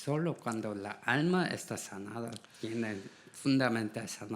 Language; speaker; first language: Spanish; non-native, learner; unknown